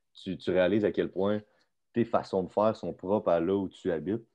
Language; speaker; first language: French; native; French